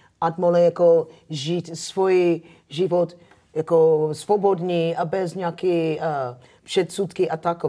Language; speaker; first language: Czech; non-native, fluent; English